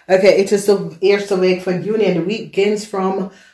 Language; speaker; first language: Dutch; non-native, fluent; English